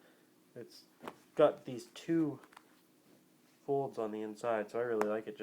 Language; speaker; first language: English; native; English